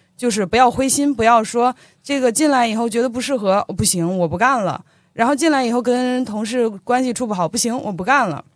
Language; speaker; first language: Chinese; native; Chinese